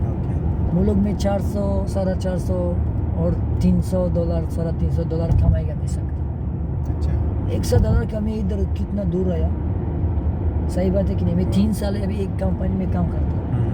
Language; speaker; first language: Hindi; non-native, learner; Tajik